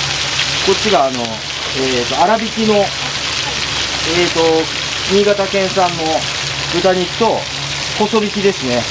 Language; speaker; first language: Japanese; native; Japanese